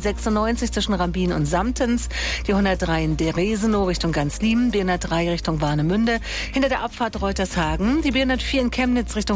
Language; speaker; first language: German; native; German